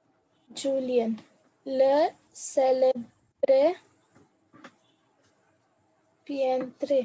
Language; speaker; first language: French; non-native, learner; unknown